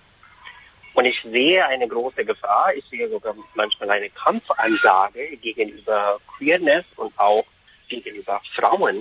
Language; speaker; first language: German; non-native, fluent; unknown